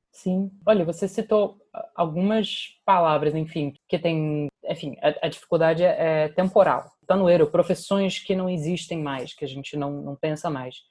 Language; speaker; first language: Portuguese; non-native, fluent; English